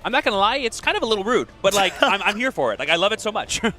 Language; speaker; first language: English; native; English